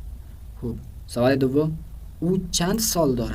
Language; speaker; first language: Persian; non-native, fluent; Urdu